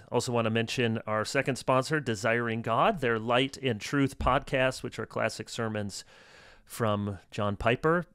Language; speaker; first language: English; native; English